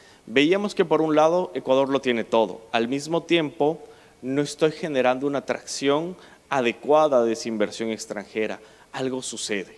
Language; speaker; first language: Spanish; native; Spanish